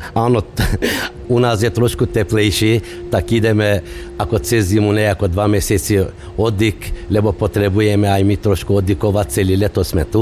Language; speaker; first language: Slovak; non-native, local second language; Macedonian